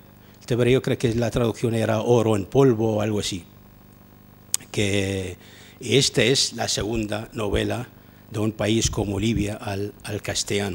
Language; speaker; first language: Spanish; non-native, fluent; Arabic